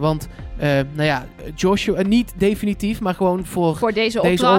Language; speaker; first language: Dutch; native; Dutch